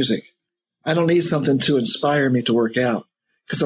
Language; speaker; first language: English; native; English